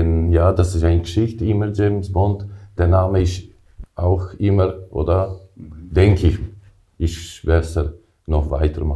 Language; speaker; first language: German; non-native, learner; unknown